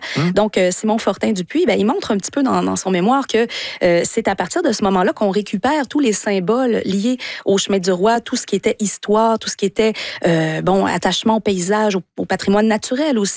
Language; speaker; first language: French; native; French